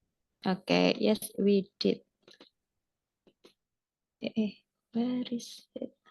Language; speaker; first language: English; non-native, fluent; Indonesian